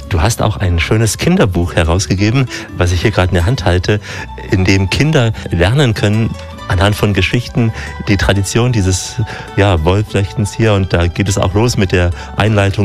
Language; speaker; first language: German; native; German